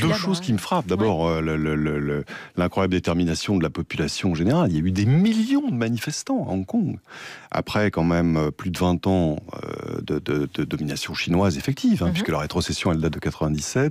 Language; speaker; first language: French; native; French